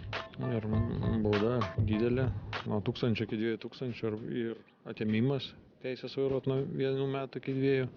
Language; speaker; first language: Lithuanian; native; Lithuanian